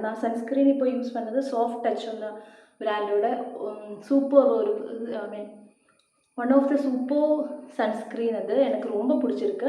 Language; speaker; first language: Tamil; non-native, learner; Malayalam